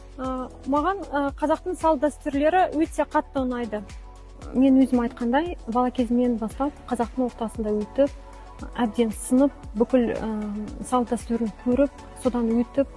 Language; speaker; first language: Kazakh; non-native, local second language; Russian